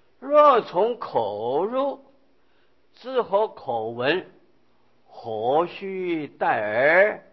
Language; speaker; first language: Chinese; non-native, local second language; Hakka Chinese